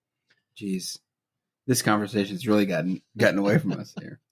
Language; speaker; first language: English; native; English